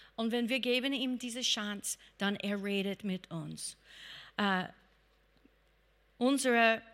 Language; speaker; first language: German; non-native, fluent; English